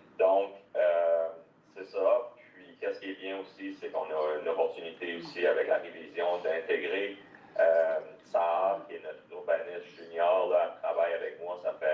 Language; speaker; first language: French; native; French